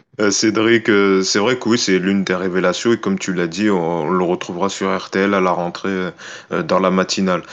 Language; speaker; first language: French; native; French